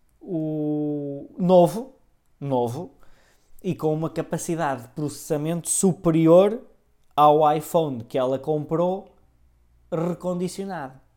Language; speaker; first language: Portuguese; native; Portuguese